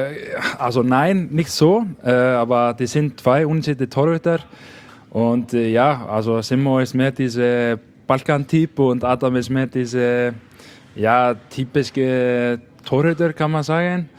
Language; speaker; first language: German; non-native, learner; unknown